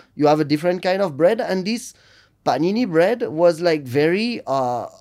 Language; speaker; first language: English; non-native, fluent; French